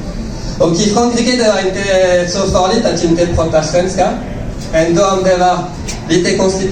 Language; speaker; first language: Swedish; non-native, learner; French